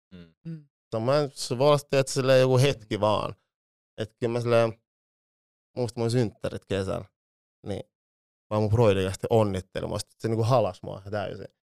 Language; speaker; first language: Finnish; early bilingual, other home language; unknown